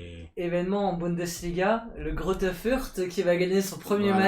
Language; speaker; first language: French; native; French